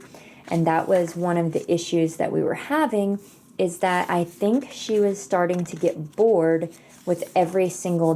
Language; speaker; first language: English; native; English